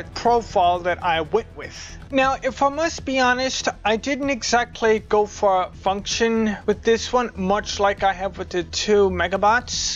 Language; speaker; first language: English; native; English